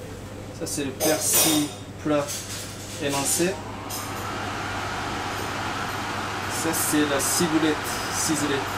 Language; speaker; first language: French; non-native, learner; Japanese